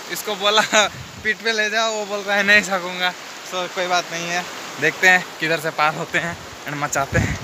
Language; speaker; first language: Hindi; non-native, local second language; Bangla